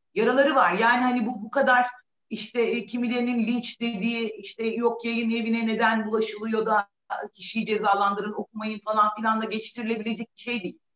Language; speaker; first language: Turkish; native; Turkish